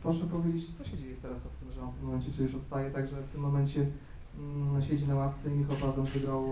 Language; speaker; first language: Polish; native; Polish